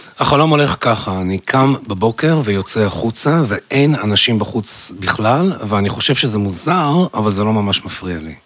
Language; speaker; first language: Hebrew; native; Hebrew